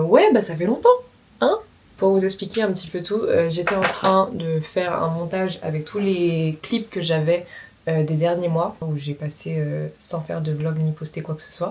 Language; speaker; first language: French; native; French